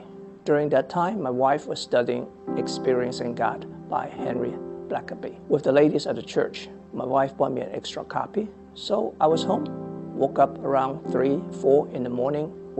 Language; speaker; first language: English; non-native, local second language; Cantonese